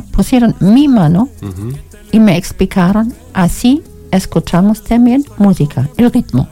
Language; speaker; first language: Spanish; non-native, learner; German